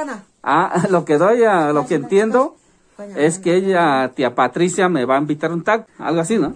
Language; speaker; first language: Spanish; native; Spanish